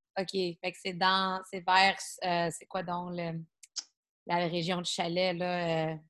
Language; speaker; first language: French; native; French